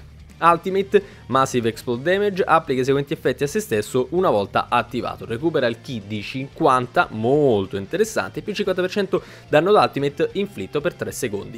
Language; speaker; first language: Italian; native; Italian